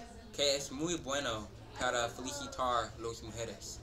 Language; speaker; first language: Spanish; non-native, learner; English